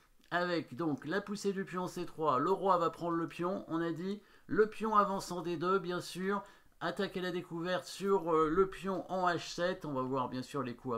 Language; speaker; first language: French; native; French